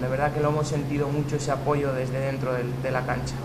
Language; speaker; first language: Spanish; native; Spanish